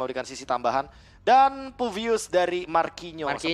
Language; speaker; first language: Indonesian; native; Indonesian